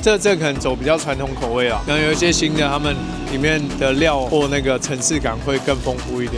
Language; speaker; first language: Chinese; native; Chinese